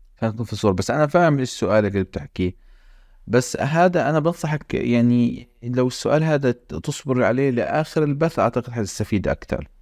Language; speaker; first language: Arabic; native; Arabic